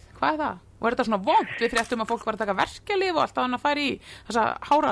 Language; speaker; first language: Icelandic; native; Icelandic